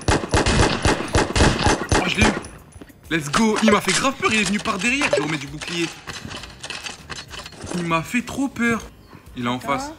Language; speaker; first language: French; native; French